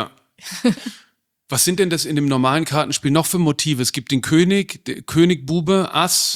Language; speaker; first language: German; native; German